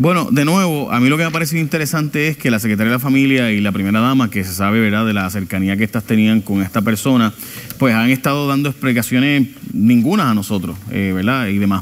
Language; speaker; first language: Spanish; native; Spanish